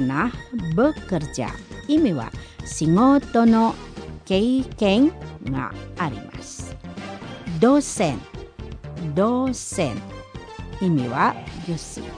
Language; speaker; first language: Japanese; non-native, fluent; Indonesian